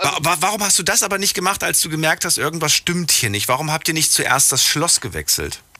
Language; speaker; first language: German; native; German